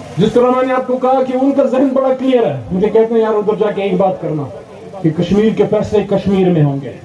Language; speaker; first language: Urdu; non-native, local second language; Pashto